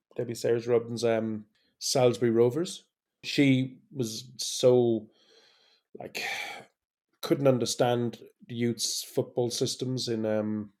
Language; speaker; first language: English; native; English